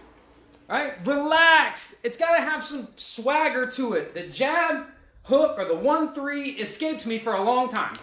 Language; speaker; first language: English; native; English